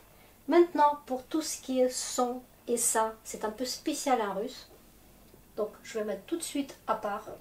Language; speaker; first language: French; non-native, fluent; Russian